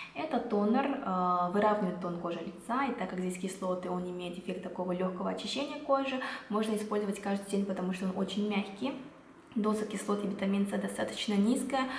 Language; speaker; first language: Russian; non-native, fluent; Korean